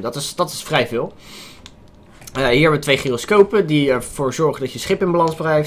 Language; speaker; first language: Dutch; native; Dutch